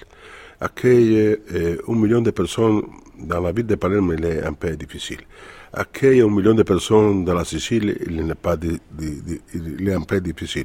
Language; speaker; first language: French; non-native, fluent; Italian